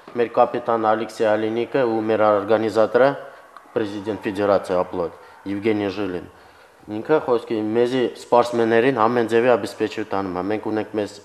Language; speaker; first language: Armenian; early bilingual, heritage; Armenian